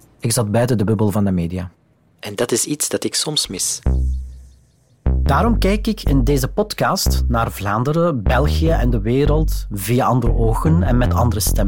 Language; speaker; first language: Dutch; non-native, fluent; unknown